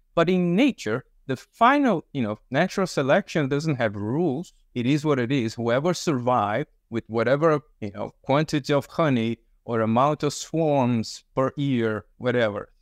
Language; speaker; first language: English; early bilingual, other home language; Portuguese